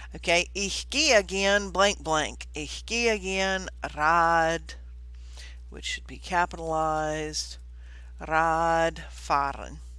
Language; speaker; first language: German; non-native, fluent; English